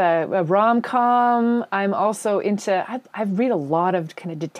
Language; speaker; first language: English; native; English